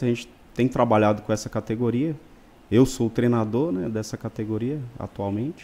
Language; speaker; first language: Portuguese; native; Portuguese